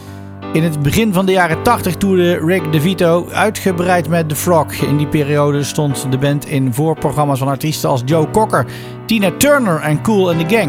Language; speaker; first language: Dutch; native; Dutch